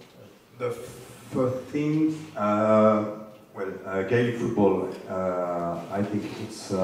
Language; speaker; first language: English; non-native, fluent; French